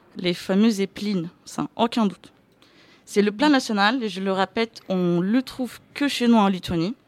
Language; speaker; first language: French; non-native, fluent; Lithuanian